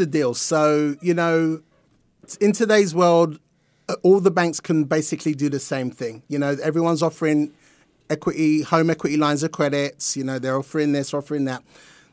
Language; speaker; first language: English; native; English